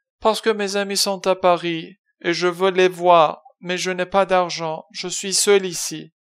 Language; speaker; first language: French; non-native, fluent; Persian